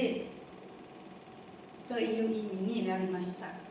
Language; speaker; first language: Japanese; non-native, learner; Indonesian